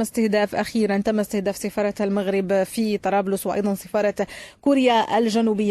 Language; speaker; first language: Arabic; native; Arabic